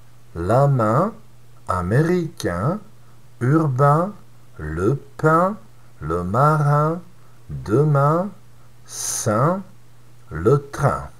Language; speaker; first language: French; non-native, fluent; Serbian